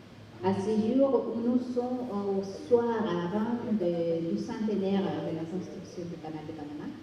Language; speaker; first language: French; non-native, fluent; Spanish